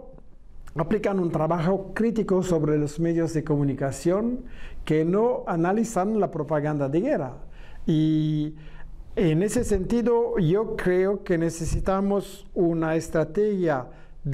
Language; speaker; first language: Spanish; non-native, fluent; French